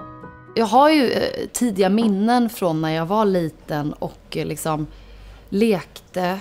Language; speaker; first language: Swedish; native; Swedish